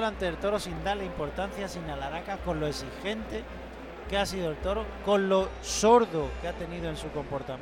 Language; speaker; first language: Spanish; native; Spanish